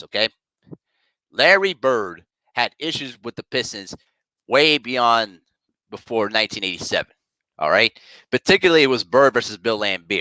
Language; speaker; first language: English; native; English